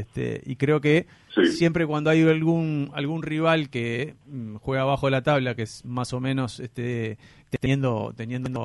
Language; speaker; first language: Spanish; native; Spanish